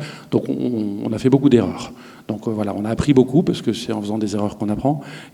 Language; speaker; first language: French; native; French